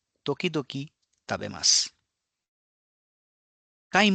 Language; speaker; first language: Japanese; non-native, fluent; Hindi